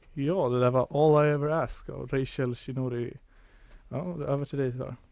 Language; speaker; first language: Swedish; native; Swedish